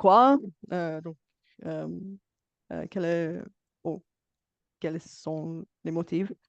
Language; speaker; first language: French; non-native, fluent; Bulgarian